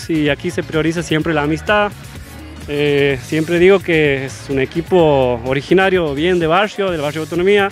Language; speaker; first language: Spanish; native; Spanish